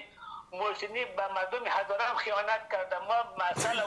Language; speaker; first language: Persian; native; Persian